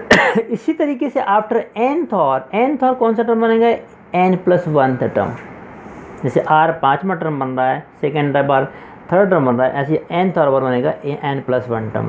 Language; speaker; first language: Hindi; native; Hindi